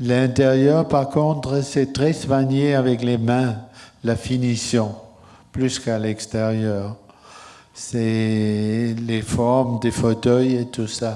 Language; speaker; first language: French; non-native, fluent; German